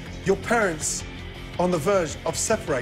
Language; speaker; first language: English; native; English